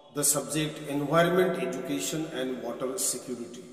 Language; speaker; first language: English; non-native, local second language; Marathi